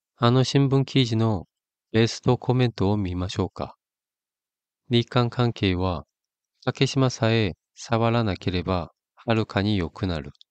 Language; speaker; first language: Japanese; non-native, fluent; Korean